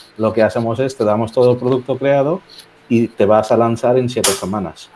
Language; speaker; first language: Spanish; non-native, fluent; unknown